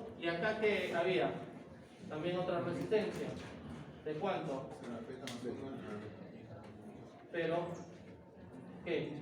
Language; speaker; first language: Spanish; native; Spanish